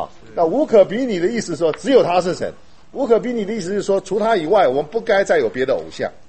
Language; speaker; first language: Chinese; native; Chinese